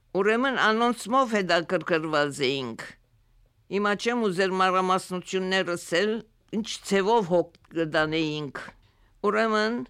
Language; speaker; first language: Armenian; early bilingual, heritage; Armenian